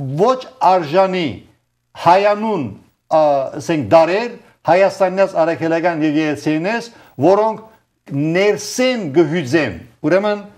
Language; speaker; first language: Armenian; early bilingual, heritage; Armenian